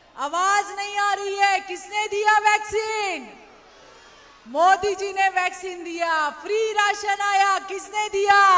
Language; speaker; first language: Hindi; non-native, local second language; Marathi